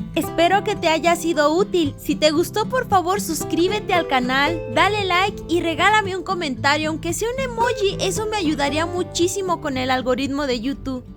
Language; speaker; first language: Spanish; native; Spanish